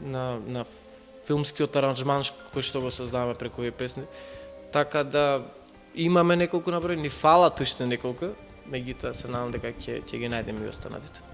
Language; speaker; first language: Macedonian; native; Macedonian